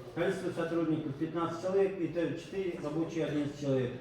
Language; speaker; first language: Russian; non-native, local second language; Kazakh